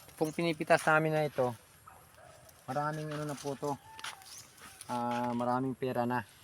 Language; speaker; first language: Filipino; non-native, local second language; Iloko